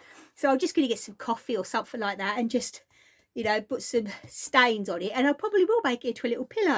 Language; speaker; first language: English; native; English